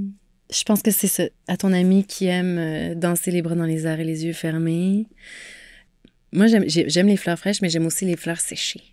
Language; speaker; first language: French; native; French